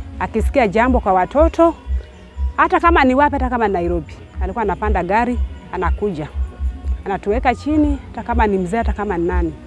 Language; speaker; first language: Swahili; non-native, local second language; Luo (Kenya and Tanzania)